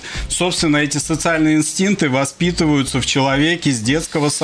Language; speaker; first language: Russian; native; Russian